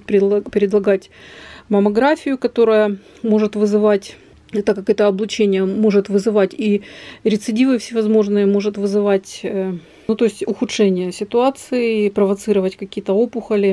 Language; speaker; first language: Russian; native; Russian